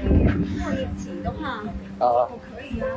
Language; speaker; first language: Chinese; non-native, fluent; Korean